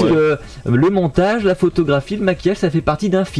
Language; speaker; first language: French; native; French